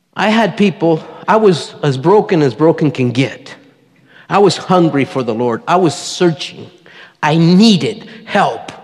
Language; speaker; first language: English; early bilingual, other home language; Spanish